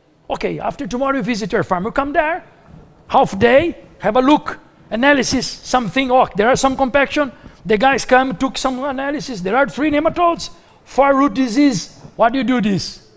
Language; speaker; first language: English; non-native, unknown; Portuguese